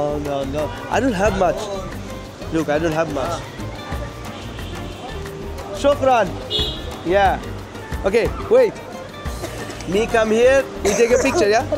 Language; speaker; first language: English; non-native, local second language; Bangla